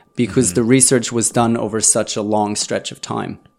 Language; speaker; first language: English; non-native, fluent; German